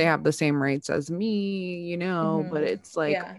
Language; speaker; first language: English; early bilingual, other home language; Spanish